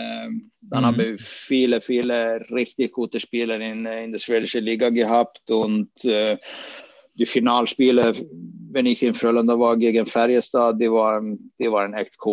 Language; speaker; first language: German; non-native, fluent; Swedish